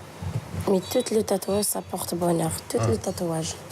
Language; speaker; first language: French; non-native, learner; Arabic